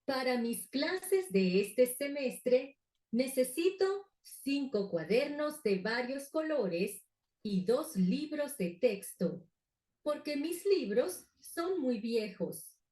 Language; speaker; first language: Spanish; non-native, learner; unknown